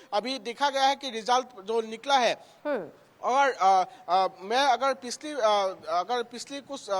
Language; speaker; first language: Hindi; non-native, local second language; Assamese